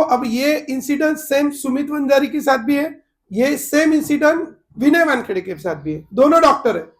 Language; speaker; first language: Hindi; non-native, local second language; Marathi